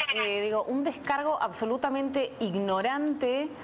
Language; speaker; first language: Spanish; native; Spanish